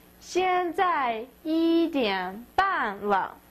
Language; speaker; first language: Chinese; non-native, fluent; English